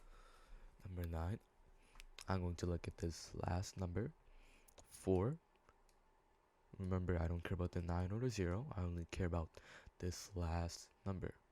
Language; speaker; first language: English; native; English